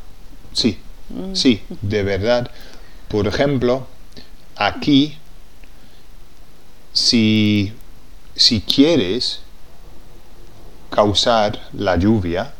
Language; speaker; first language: Spanish; non-native, fluent; English